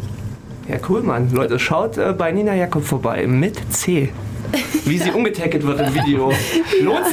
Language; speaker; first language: German; native; German